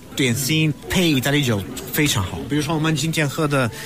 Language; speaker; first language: Chinese; non-native, fluent; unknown